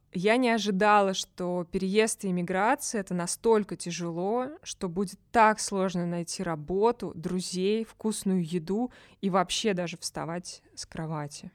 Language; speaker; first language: Russian; native; Russian